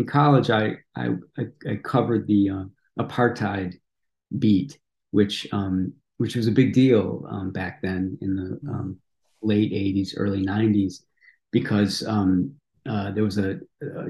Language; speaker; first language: English; native; English